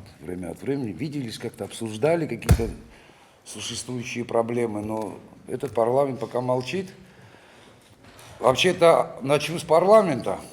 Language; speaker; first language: Russian; native; Russian